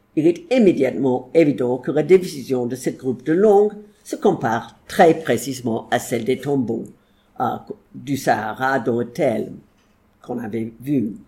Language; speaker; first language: French; non-native, fluent; English